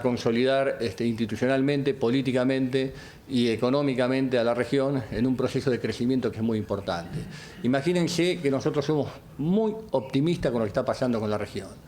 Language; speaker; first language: Spanish; native; Spanish